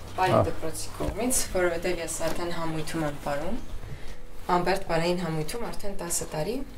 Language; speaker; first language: Armenian; native; Armenian